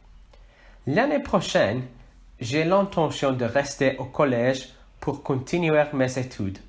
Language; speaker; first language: French; non-native, learner; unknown